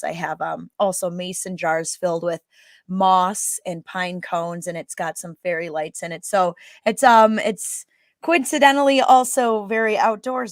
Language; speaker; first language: English; native; English